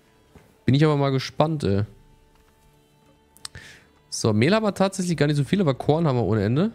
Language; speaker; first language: German; native; German